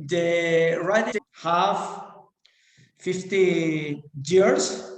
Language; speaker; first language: English; non-native, learner; Spanish